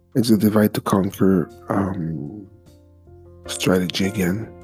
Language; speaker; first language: English; non-native, fluent; French